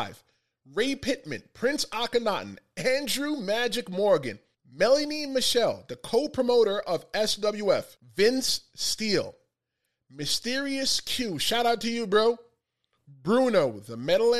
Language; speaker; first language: English; native; English